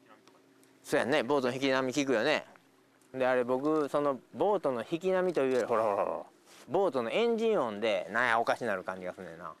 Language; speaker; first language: Japanese; native; Japanese